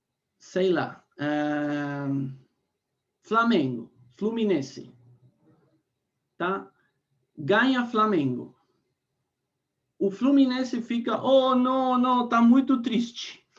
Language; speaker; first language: Portuguese; non-native, fluent; Spanish